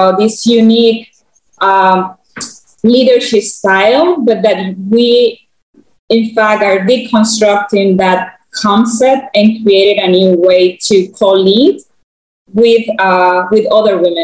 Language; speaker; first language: English; non-native, fluent; Spanish